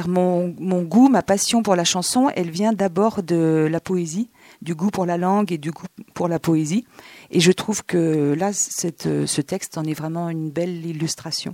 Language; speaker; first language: French; native; French